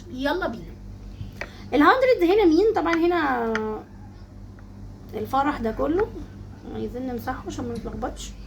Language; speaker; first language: Arabic; native; Arabic